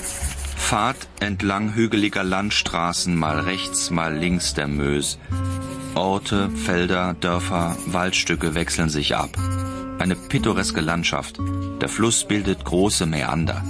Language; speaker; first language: German; native; German